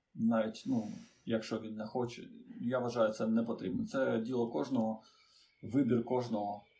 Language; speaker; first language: Ukrainian; non-native, fluent; Romanian